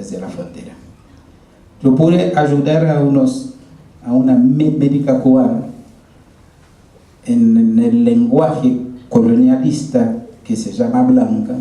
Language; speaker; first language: Spanish; non-native, fluent; Haitian Creole